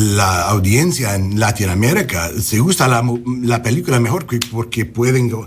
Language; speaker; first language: Spanish; non-native, learner; English